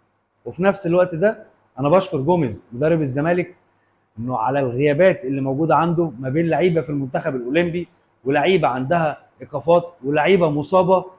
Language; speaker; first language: Arabic; native; Arabic